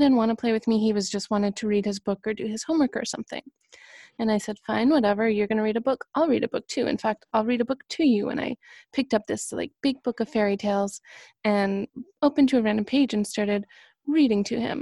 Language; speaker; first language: English; native; English